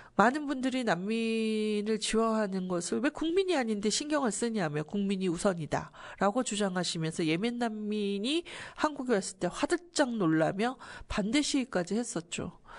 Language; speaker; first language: Korean; native; Korean